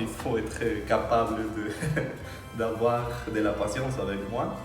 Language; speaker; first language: French; non-native, fluent; Spanish